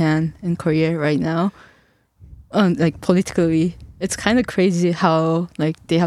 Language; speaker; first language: English; non-native, fluent; Japanese